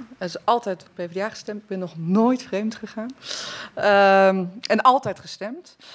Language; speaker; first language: Dutch; native; Dutch